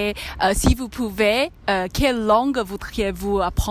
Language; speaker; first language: French; non-native, learner; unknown